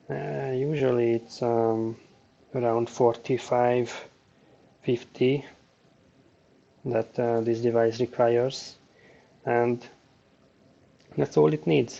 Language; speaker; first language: English; non-native, fluent; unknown